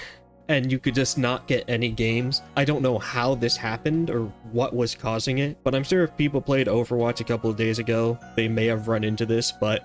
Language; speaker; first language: English; native; English